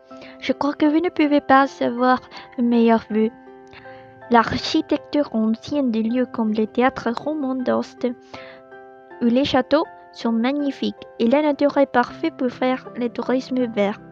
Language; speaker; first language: French; non-native, learner; Spanish